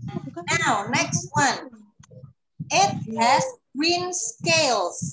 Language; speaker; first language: English; non-native, fluent; Indonesian